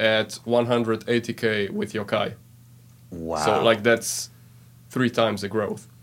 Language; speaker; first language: English; non-native, fluent; Slovenian